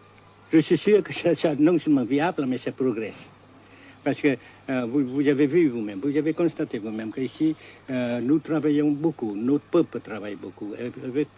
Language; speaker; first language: French; non-native, local second language; Vietnamese